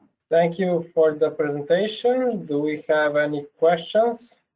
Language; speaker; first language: English; non-native, fluent; Slovenian